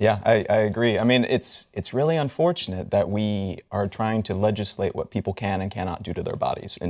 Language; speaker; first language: English; native; English